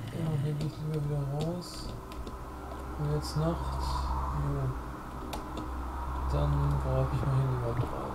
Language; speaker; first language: German; native; German